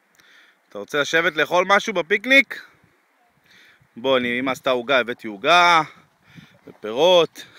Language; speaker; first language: Hebrew; native; Hebrew